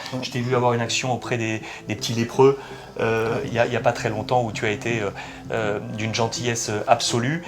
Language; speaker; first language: French; native; French